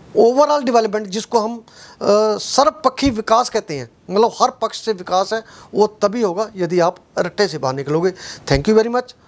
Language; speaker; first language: Hindi; non-native, local second language; Punjabi